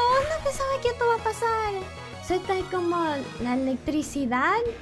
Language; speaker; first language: Spanish; early bilingual, heritage; English